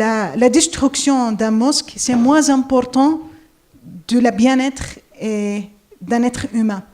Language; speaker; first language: French; non-native, fluent; Arabic